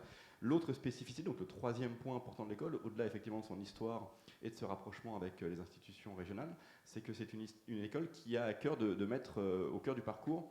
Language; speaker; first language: French; native; French